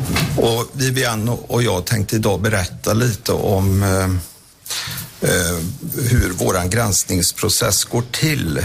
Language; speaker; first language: Swedish; native; Swedish